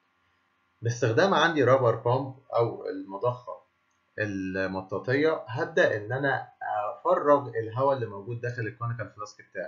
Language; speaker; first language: Arabic; native; Arabic